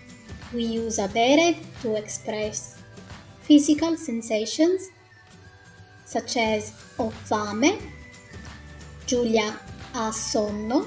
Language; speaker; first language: English; non-native, fluent; Italian